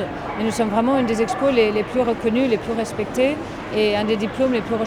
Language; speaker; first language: French; native; French